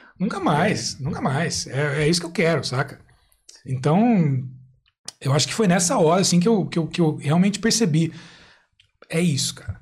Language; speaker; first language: Portuguese; native; Portuguese